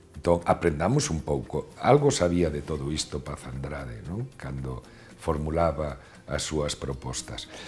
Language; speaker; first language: Galician; non-native, local second language; Spanish